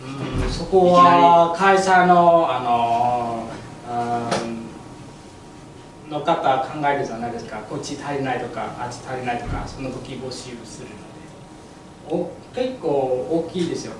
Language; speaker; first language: Japanese; non-native, learner; Vietnamese